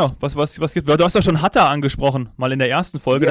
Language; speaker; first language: German; native; German